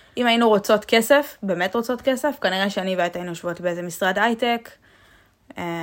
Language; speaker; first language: Hebrew; native; Hebrew